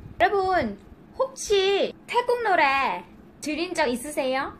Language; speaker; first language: Korean; non-native, fluent; Thai